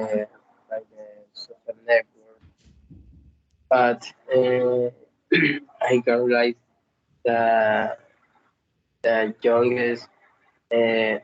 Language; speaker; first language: English; non-native, learner; Spanish